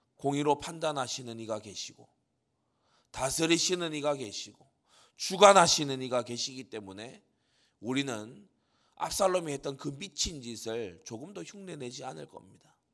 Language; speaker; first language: Korean; native; Korean